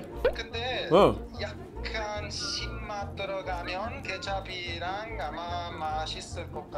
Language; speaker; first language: Korean; non-native, fluent; Italian